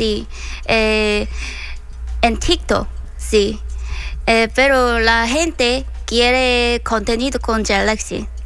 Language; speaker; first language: Spanish; non-native, learner; Korean